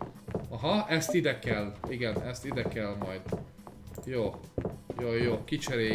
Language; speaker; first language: Hungarian; native; Hungarian